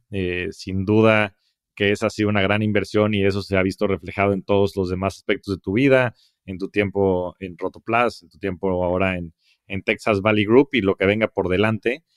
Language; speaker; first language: Spanish; native; Spanish